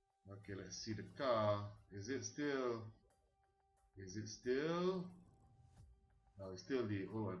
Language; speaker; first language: English; non-native, local second language; Malay